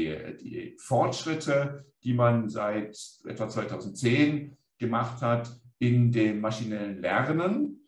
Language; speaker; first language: German; native; German